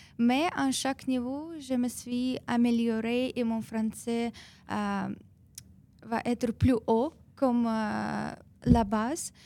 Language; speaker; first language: French; non-native, learner; Ukrainian